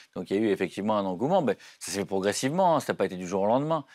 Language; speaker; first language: French; native; French